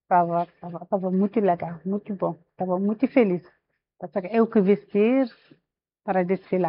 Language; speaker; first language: Portuguese; non-native, learner; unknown